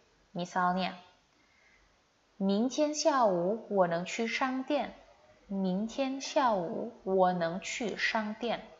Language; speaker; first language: Chinese; non-native, fluent; Indonesian